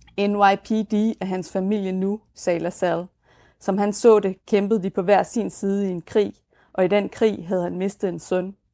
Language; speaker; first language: Danish; native; Danish